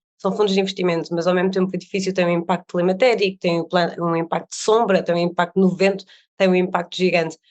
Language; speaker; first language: Portuguese; native; Portuguese